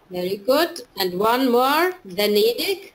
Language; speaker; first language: English; non-native, fluent; German